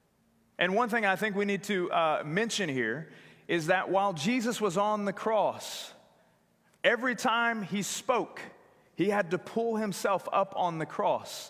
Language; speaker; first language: English; native; English